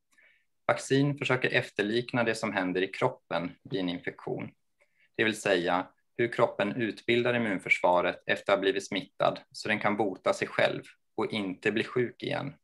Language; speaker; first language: Swedish; native; Swedish